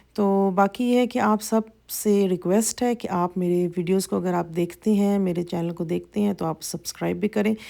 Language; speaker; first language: Urdu; native; Urdu